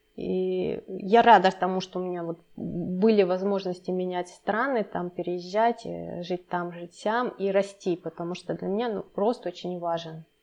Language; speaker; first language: Russian; native; Russian